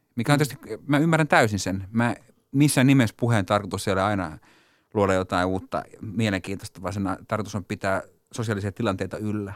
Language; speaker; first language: Finnish; native; Finnish